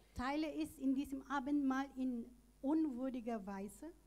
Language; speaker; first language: German; non-native, learner; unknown